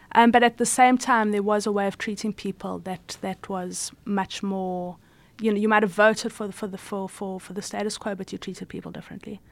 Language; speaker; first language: English; native; English